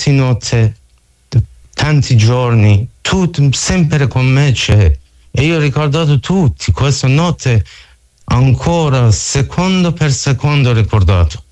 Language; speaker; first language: Italian; non-native, learner; Persian